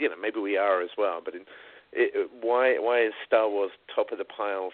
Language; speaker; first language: English; native; English